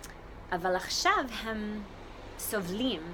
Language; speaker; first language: Hebrew; non-native, learner; English